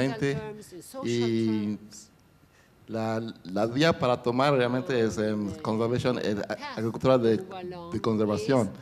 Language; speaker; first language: Spanish; non-native, fluent; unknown